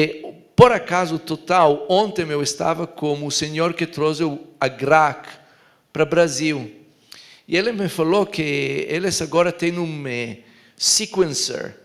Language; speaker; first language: Portuguese; non-native, fluent; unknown